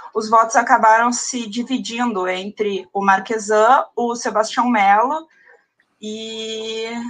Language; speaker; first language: Portuguese; native; Portuguese